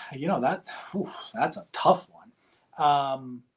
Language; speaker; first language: English; native; English